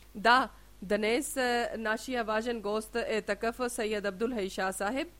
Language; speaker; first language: Bulgarian; non-native, learner; Urdu